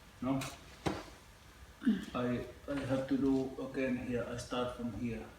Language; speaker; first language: English; non-native, learner; Finnish